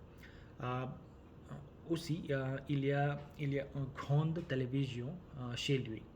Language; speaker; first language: French; non-native, learner; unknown